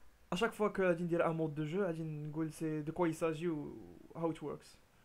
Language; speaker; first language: French; non-native, local second language; Arabic